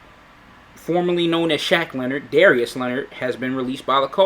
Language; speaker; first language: English; native; English